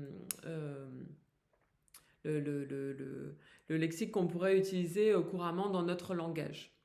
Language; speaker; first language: French; native; French